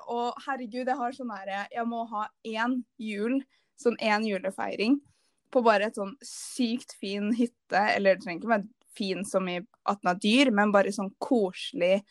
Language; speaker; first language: Norwegian; native; Norwegian